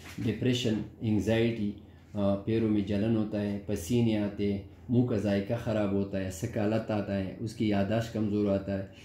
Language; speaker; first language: Urdu; non-native, local second language; Pashto